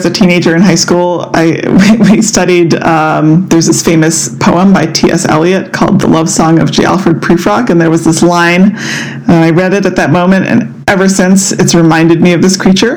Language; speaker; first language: English; native; English